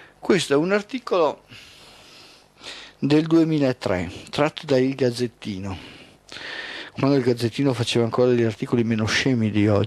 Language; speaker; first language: Italian; native; Italian